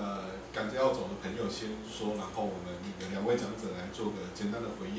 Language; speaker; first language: Chinese; native; Chinese